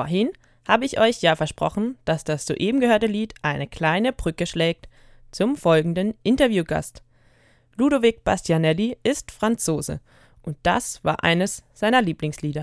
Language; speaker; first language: German; native; German